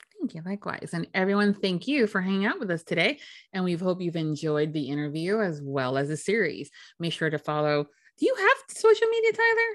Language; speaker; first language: English; native; English